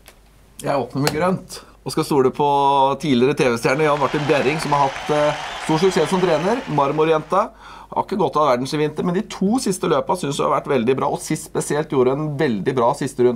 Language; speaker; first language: Norwegian; native; Norwegian